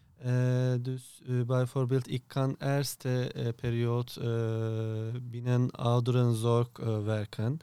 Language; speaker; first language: Dutch; non-native, learner; Turkish